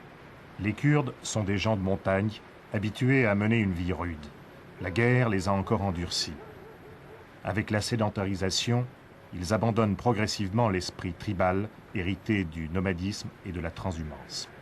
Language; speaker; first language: French; native; French